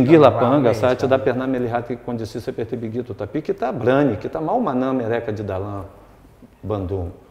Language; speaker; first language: Indonesian; non-native, fluent; Portuguese